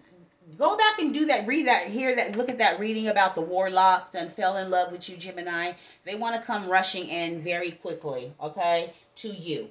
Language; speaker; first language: English; native; English